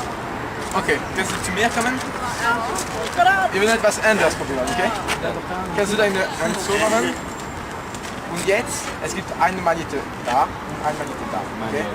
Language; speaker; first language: German; non-native, learner; French